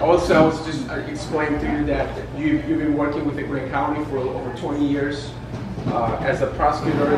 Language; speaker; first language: English; non-native, fluent; Korean